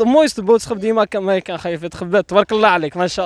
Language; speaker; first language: Dutch; native; Dutch